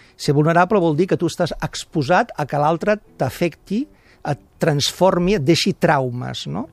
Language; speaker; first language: Catalan; native; Catalan